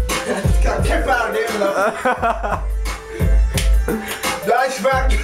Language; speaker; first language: Norwegian; non-native, local second language; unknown